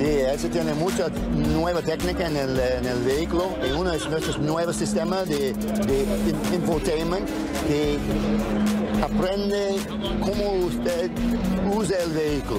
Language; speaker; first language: Spanish; non-native, fluent; English